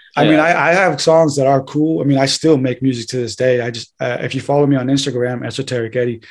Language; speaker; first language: English; native; English